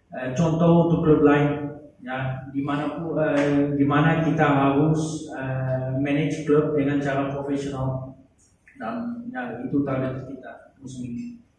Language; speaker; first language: Indonesian; non-native, fluent; Dutch